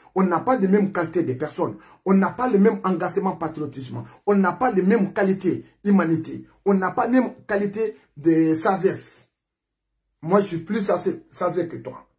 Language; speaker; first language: French; non-native, local second language; Mandingo